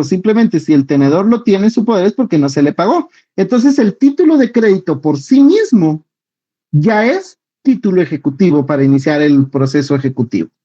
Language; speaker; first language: Spanish; native; Spanish